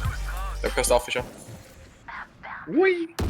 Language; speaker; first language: German; native; German